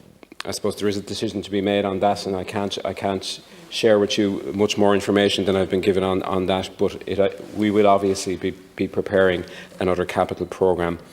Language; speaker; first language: English; native; English